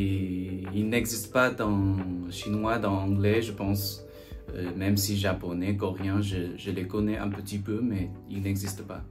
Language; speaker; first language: French; non-native, learner; Chinese